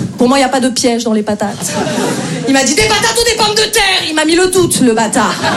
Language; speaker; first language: French; native; French